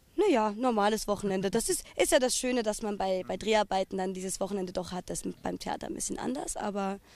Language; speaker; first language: German; native; German